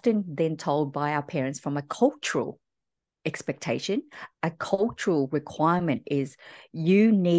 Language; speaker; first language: English; early bilingual, other home language; Vietnamese